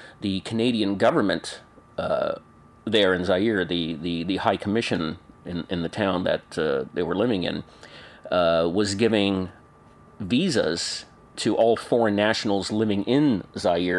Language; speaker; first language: English; native; English